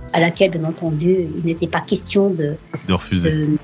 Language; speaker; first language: French; native; French